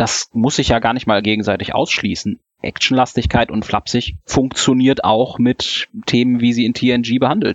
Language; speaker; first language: German; native; German